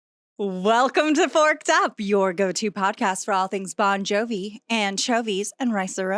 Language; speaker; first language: English; native; English